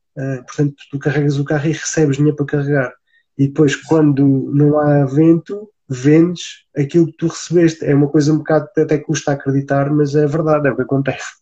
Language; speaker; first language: Portuguese; native; Portuguese